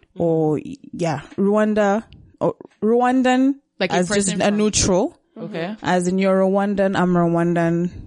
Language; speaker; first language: English; non-native, local second language; Kinyarwanda